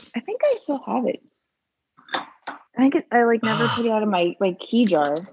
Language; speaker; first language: English; native; English